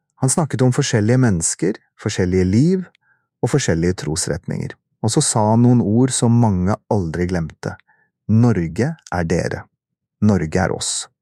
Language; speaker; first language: Norwegian; early bilingual, other home language; Urdu